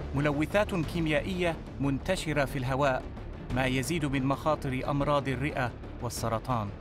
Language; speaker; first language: Arabic; native; Arabic